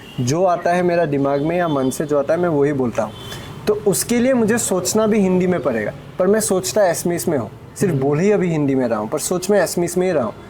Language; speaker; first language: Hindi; non-native, local second language; Assamese